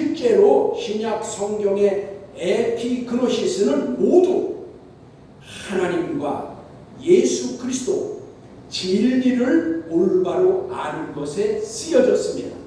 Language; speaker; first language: Korean; native; Korean